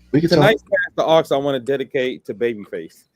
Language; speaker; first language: English; native; English